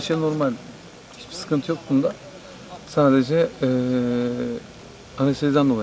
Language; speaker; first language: Turkish; native; Turkish